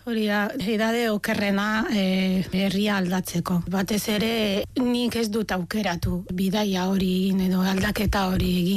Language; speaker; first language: Basque; non-native, fluent; Arabic